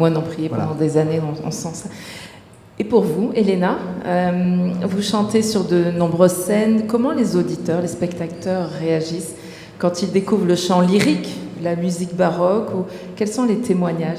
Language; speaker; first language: French; native; French